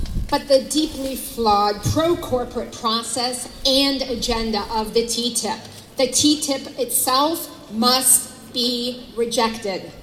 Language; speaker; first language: English; native; English